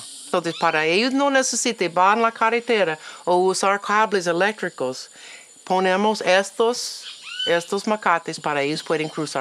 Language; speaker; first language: Spanish; non-native, learner; English